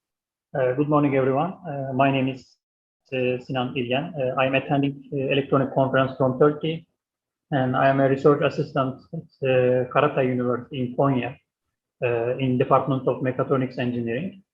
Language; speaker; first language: English; non-native, learner; Turkish